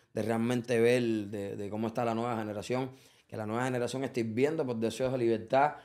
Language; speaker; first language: Spanish; native; Spanish